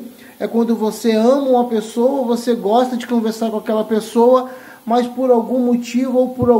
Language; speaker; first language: Portuguese; native; Portuguese